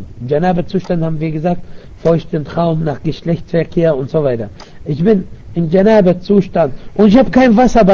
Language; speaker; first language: German; non-native, fluent; Arabic